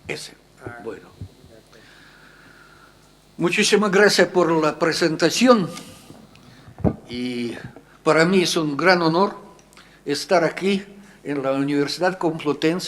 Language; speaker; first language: Spanish; non-native, fluent; Russian